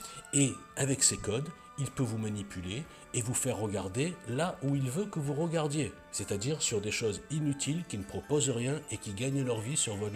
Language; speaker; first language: French; native; French